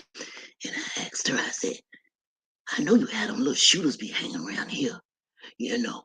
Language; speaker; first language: English; native; English